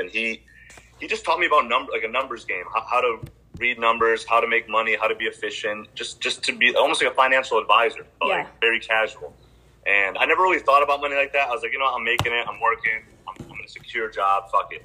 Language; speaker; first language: English; native; English